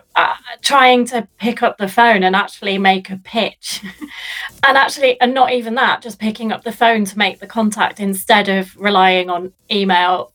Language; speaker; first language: English; native; English